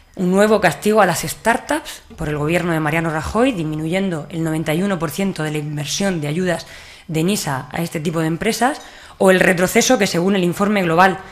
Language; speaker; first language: Spanish; native; Spanish